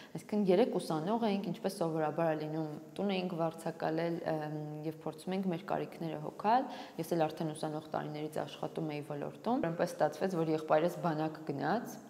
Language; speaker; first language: Armenian; native; Armenian